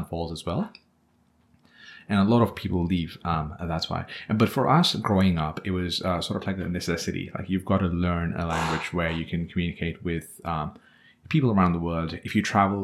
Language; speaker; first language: English; non-native, local second language; Nepali